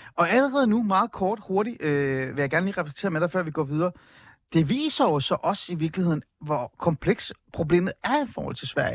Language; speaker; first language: Danish; early bilingual, other home language; Persian